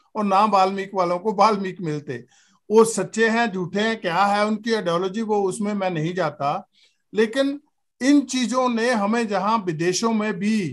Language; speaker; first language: Hindi; native; Hindi